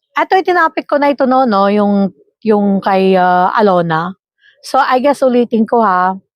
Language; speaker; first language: Filipino; non-native, local second language; Iloko